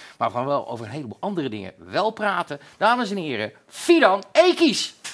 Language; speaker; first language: Dutch; native; Dutch